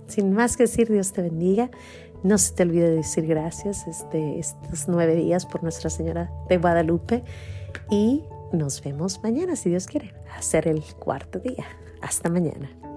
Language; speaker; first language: Spanish; native; Spanish